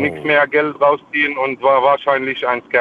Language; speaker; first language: German; non-native, fluent; Arabic